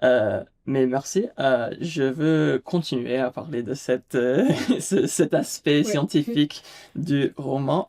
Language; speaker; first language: French; non-native, fluent; English